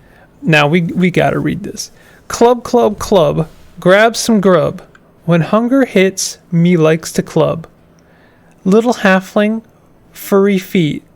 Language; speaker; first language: English; native; English